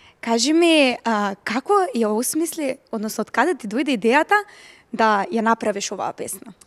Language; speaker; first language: Macedonian; native; Macedonian